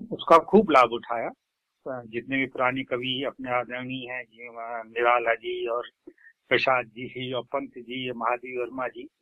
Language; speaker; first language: Hindi; native; Hindi